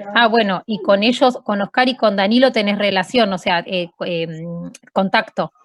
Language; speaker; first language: Spanish; native; Spanish